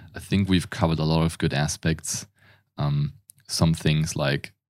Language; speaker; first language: English; non-native, fluent; German